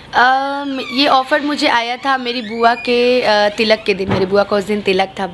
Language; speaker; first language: Hindi; native; Hindi